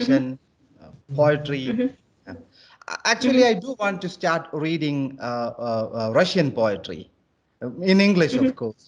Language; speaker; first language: English; non-native, local second language; Malayalam